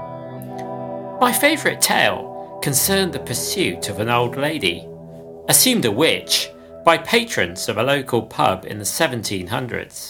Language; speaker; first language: English; native; English